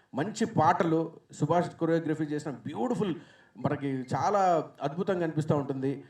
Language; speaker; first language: Telugu; native; Telugu